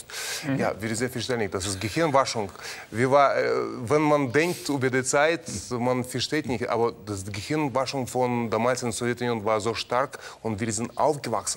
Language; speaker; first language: German; non-native, learner; Russian